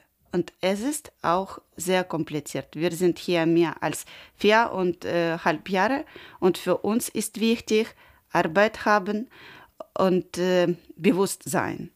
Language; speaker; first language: German; non-native, learner; Ukrainian